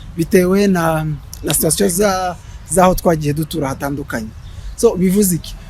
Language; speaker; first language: Kinyarwanda; native; Kinyarwanda